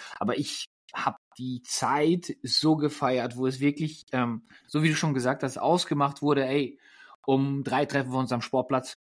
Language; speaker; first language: German; early bilingual, other home language; Polish